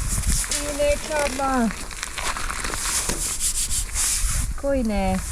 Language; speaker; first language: Japanese; non-native, learner; Spanish